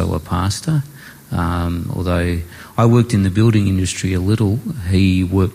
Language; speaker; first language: English; native; English